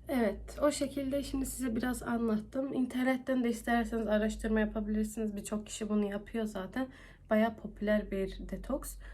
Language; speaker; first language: Turkish; early bilingual, heritage; Turkish